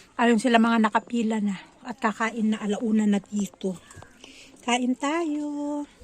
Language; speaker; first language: Filipino; native; Filipino